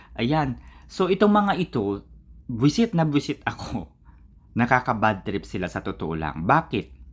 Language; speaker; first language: Filipino; native; Filipino